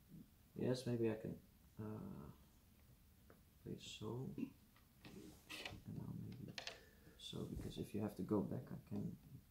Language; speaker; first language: English; non-native, learner; Dutch